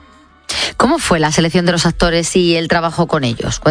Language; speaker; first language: Spanish; native; Spanish